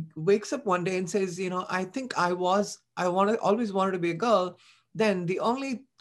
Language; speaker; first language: English; non-native, local second language; Tamil